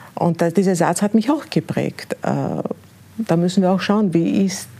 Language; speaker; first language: German; non-native, fluent; Greek